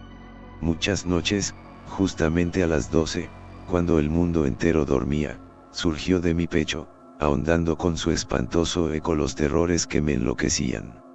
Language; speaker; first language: Spanish; native; Spanish